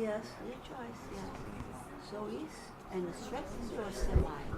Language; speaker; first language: English; non-native, fluent; Portuguese